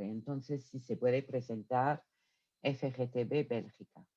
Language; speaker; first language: Spanish; non-native, fluent; French